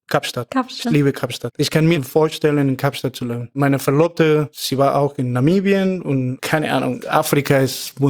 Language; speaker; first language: German; non-native, fluent; Spanish